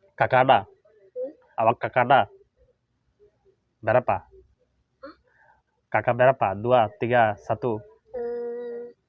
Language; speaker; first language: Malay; non-native, learner; Bangla